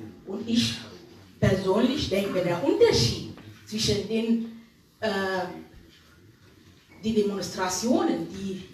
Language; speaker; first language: German; non-native, fluent; Arabic